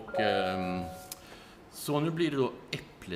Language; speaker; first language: Swedish; native; Swedish